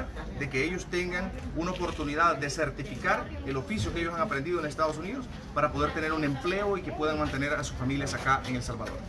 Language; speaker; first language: Spanish; native; Spanish